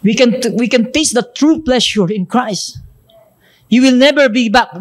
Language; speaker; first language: English; non-native, local second language; Filipino